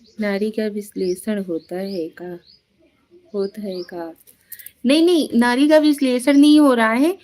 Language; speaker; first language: Hindi; native; Hindi